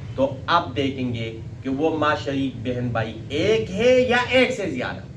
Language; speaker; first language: Urdu; non-native, local second language; Pashto